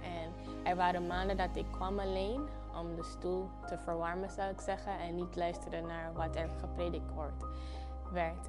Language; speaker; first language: Dutch; early bilingual, other home language; Papiamento